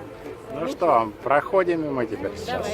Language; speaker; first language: Russian; native; Russian